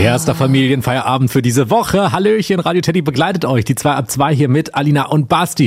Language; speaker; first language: German; native; German